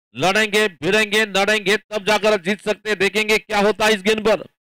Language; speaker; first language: Hindi; non-native, local second language; Marathi